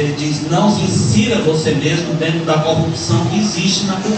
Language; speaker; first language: Portuguese; native; Portuguese